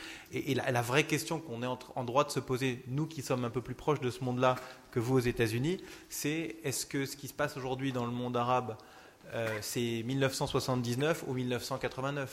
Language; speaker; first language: French; native; French